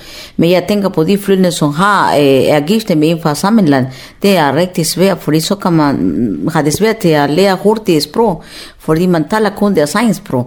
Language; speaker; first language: Danish; non-native, fluent; Spanish